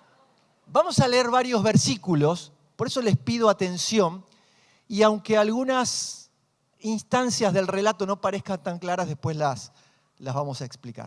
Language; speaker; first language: Spanish; native; Spanish